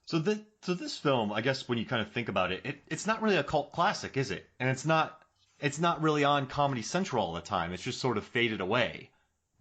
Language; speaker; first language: English; native; English